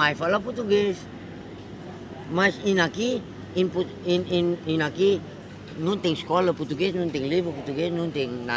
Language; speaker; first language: Portuguese; early bilingual, heritage; Portuguese